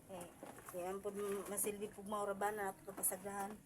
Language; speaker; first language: Filipino; non-native, local second language; Cebuano